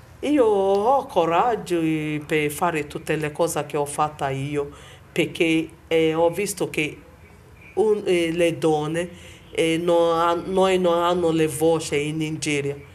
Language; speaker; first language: Italian; non-native, learner; Bini